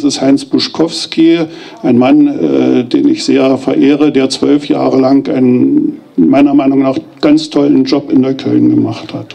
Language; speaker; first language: German; native; German